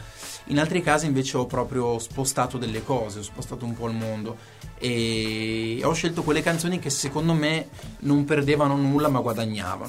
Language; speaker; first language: Italian; native; Italian